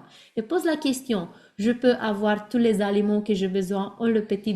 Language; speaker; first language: French; non-native, learner; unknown